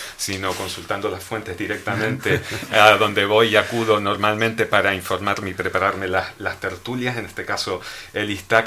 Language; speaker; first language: Spanish; native; Spanish